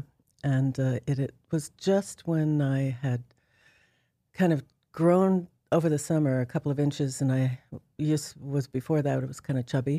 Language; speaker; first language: English; native; English